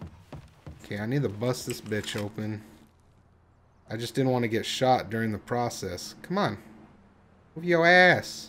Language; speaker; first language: English; native; English